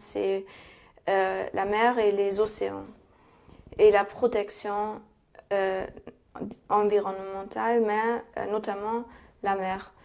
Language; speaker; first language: French; non-native, fluent; German